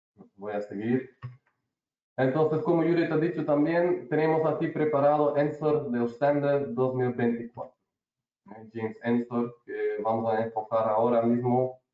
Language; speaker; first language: Spanish; non-native, learner; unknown